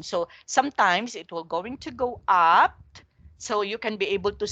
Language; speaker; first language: English; non-native, local second language; Filipino